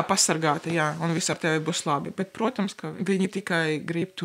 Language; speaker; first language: Latvian; non-native, local second language; Russian